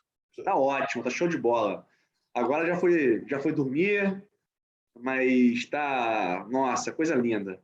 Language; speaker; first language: Portuguese; native; Portuguese